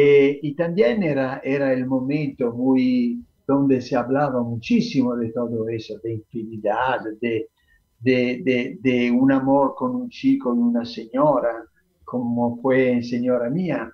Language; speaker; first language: Spanish; non-native, fluent; Italian